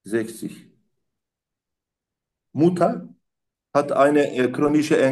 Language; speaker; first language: German; non-native, learner; Turkish